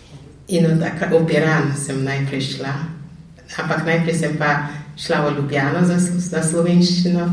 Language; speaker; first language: Slovenian; non-native, fluent; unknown